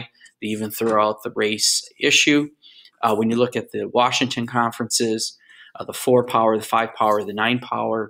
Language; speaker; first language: English; native; English